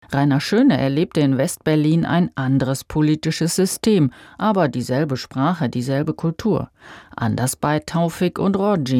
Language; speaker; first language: German; native; German